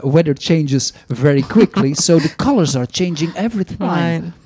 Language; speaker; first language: English; non-native, fluent; Dutch